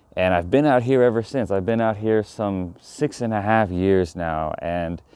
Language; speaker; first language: English; native; English